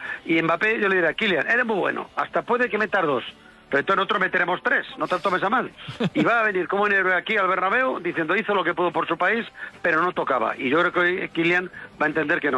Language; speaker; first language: Spanish; native; Spanish